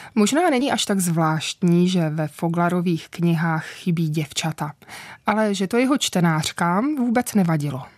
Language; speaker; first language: Czech; native; Czech